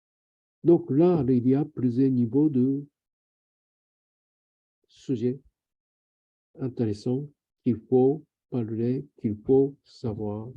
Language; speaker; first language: French; non-native, learner; Japanese